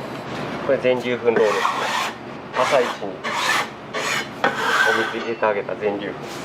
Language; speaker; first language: Japanese; native; Japanese